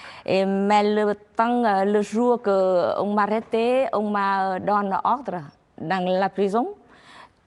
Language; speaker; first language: French; non-native, learner; Vietnamese